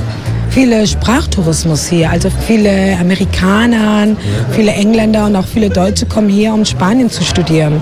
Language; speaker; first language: German; non-native, fluent; Spanish